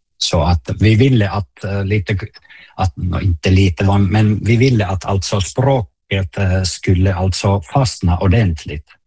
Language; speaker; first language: Swedish; non-native, local second language; Finnish